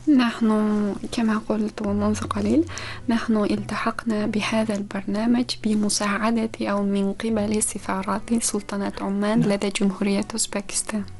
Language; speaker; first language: Arabic; non-native, fluent; Uzbek